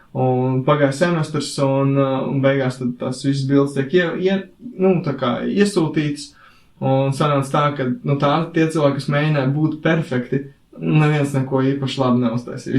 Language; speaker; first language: Latvian; native; Latvian